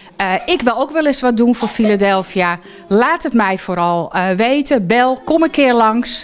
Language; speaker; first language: Dutch; native; Dutch